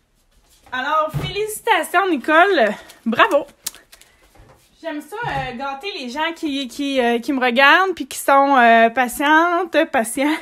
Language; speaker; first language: French; native; French